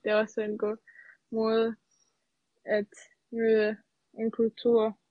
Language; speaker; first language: Danish; non-native, fluent; Serbian